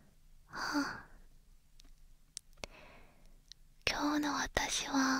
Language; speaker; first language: Japanese; non-native, learner; Korean